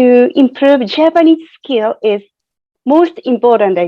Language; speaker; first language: English; non-native, fluent; Japanese